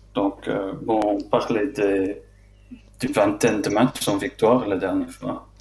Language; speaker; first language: French; non-native, fluent; English